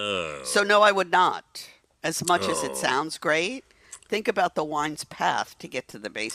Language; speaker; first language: English; native; English